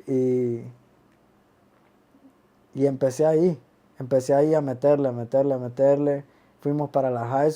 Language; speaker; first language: Spanish; early bilingual, other home language; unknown